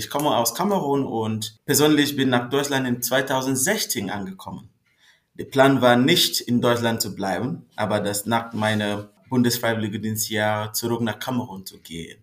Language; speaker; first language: German; non-native, fluent; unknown